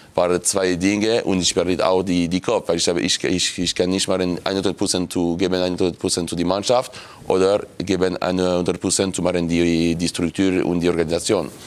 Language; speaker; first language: German; non-native, local second language; French